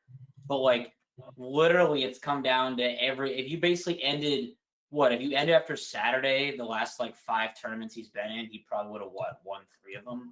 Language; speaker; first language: English; native; English